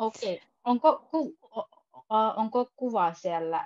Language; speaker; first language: Finnish; non-native, learner; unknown